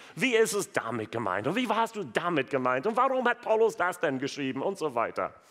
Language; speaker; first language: German; non-native, fluent; English